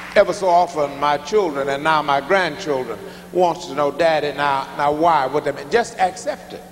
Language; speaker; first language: English; native; English